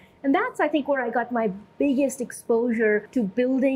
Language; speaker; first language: English; non-native, local second language; Urdu